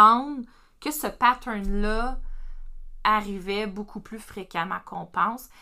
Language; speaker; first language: French; native; French